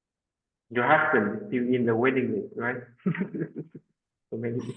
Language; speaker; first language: English; non-native, fluent; Vietnamese